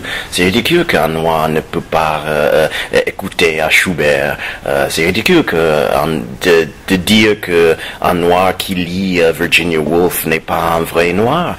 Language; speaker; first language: French; non-native, fluent; English